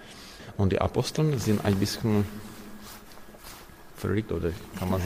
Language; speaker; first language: German; non-native, learner; Czech